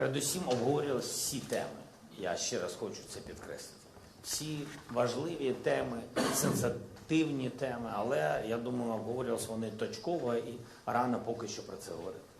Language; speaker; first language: Ukrainian; non-native, local second language; Russian